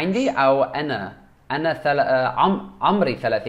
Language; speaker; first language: Arabic; non-native, learner; English